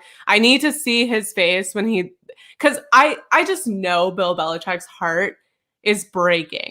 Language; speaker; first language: English; native; English